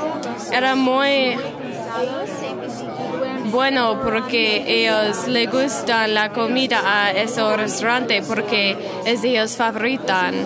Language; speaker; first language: Spanish; non-native, learner; English